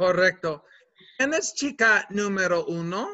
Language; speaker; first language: Spanish; non-native, fluent; English